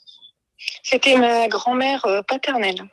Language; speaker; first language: French; native; French